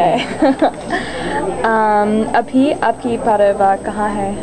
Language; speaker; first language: Hindi; non-native, learner; English